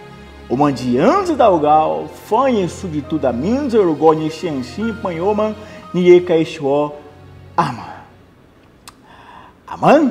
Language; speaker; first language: Chinese; non-native, learner; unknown